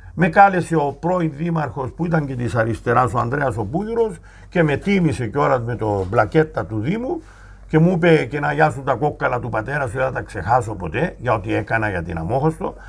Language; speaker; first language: Greek; native; Greek